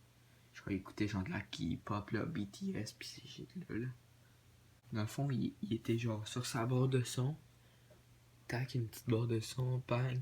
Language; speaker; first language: French; native; French